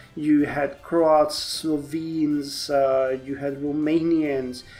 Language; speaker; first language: English; non-native, fluent; Czech